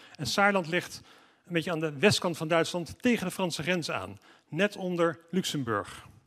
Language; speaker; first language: Dutch; native; Dutch